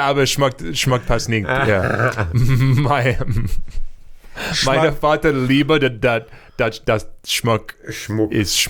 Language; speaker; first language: German; non-native, learner; English